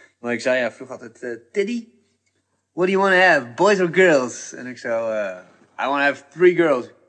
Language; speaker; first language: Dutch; early bilingual, other home language; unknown